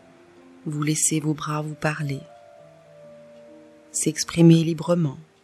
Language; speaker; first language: French; native; French